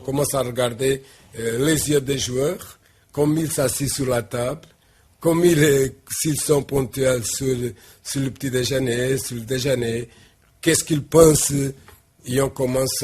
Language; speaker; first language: French; non-native, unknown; Portuguese